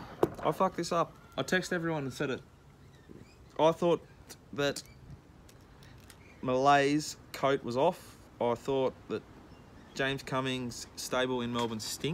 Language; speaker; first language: English; native; English